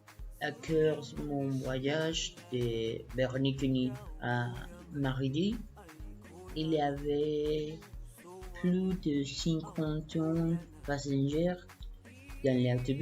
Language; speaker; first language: French; non-native, learner; Spanish